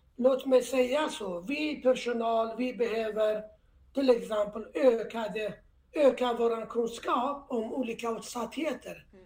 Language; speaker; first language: Swedish; non-native, fluent; Persian